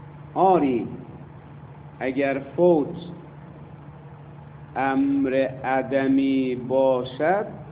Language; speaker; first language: Persian; native; Persian